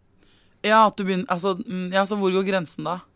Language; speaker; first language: Norwegian; native; Norwegian